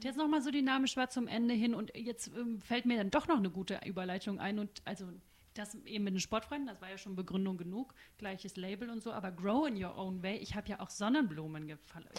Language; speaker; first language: German; native; German